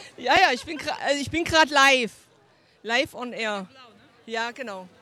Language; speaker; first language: German; native; German